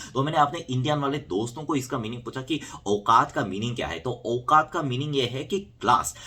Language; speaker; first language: Hindi; non-native, fluent; Korean